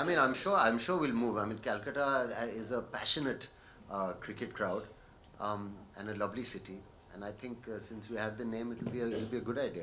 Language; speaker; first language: English; non-native, local second language; Hindi